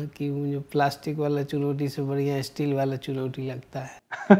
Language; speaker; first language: Hindi; native; Hindi